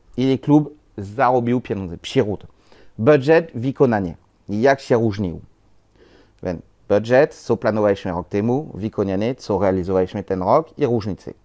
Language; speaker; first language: Polish; non-native, learner; French